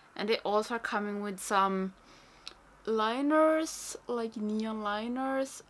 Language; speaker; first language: English; non-native, fluent; Swedish